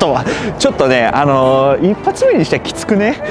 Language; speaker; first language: Japanese; native; Japanese